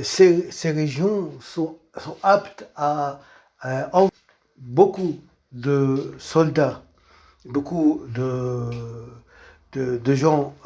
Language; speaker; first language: French; non-native, local second language; Arabic